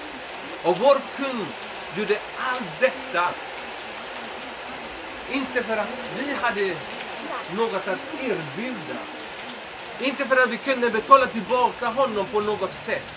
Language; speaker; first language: Swedish; non-native, fluent; Spanish